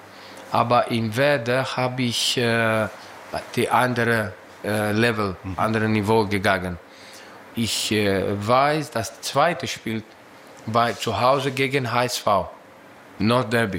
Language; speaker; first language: German; non-native, fluent; Greek